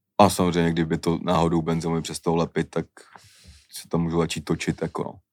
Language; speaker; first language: Czech; native; Czech